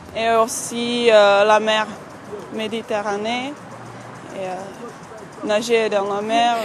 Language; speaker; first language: French; non-native, fluent; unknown